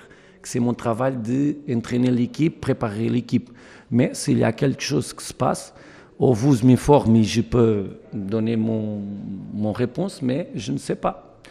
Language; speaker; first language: French; non-native, learner; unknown